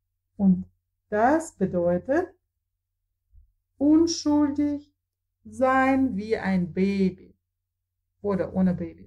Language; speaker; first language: German; non-native, fluent; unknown